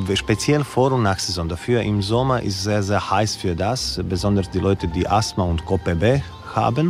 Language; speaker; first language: German; non-native, learner; Croatian